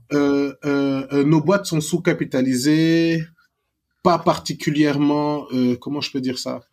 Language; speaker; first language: French; non-native, local second language; Wolof